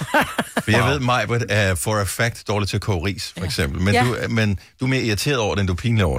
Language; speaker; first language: Danish; native; Danish